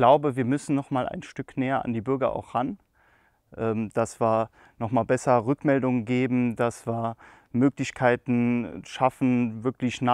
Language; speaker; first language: German; native; German